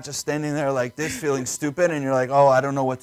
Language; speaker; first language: English; native; English